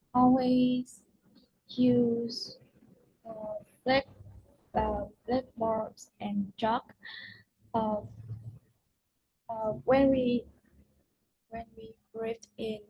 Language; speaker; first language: English; non-native, learner; Vietnamese